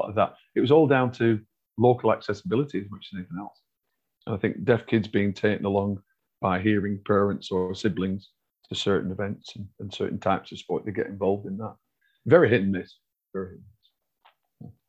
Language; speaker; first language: English; native; English